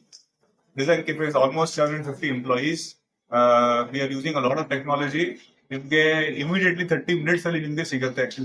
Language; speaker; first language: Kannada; non-native, local second language; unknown